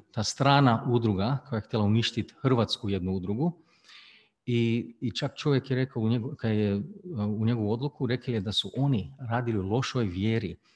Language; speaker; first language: Bosnian; early bilingual, heritage; Croatian